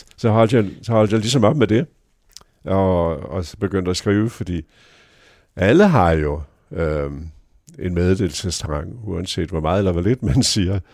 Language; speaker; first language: Danish; native; Danish